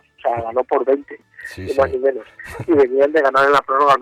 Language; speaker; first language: Spanish; native; Spanish